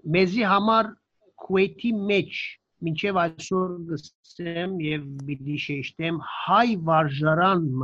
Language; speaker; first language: Armenian; early bilingual, heritage; Armenian